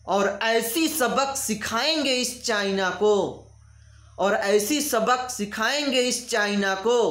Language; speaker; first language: Hindi; native; Hindi